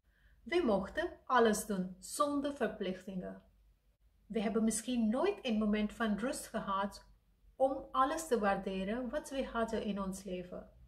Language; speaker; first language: Dutch; non-native, fluent; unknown